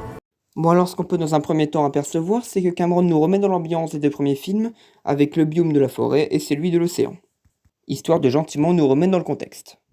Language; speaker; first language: French; native; French